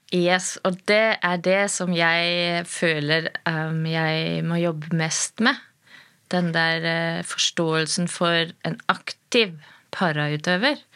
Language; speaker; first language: Norwegian; non-native, fluent; German